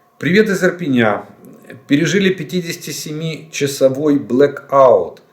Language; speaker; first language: Russian; native; Russian